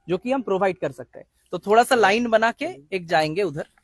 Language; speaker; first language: Hindi; non-native, local second language; Bangla